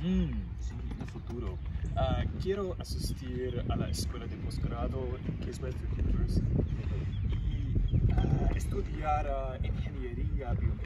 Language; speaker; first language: Spanish; non-native, learner; English